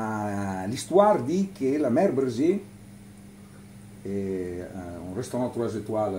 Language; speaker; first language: French; non-native, learner; Italian